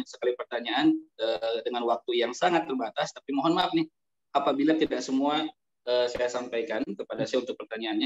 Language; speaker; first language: Indonesian; native; Indonesian